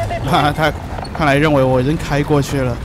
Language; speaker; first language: Chinese; native; Chinese